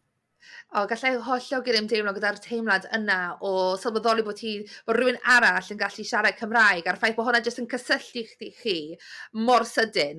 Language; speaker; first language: Welsh; native; Welsh